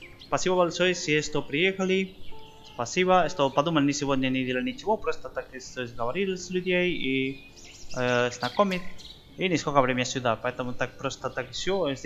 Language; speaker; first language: Russian; non-native, learner; Spanish